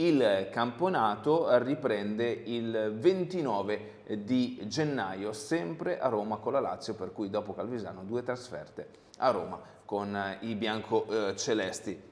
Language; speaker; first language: Italian; native; Italian